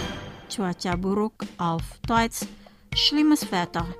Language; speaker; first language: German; non-native, fluent; Indonesian